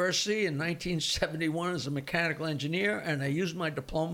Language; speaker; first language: English; native; English